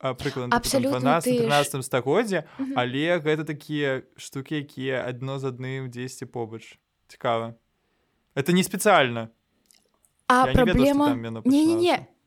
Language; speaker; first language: Belarusian; non-native, local second language; Russian